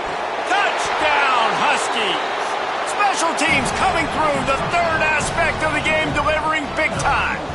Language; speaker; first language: English; native; English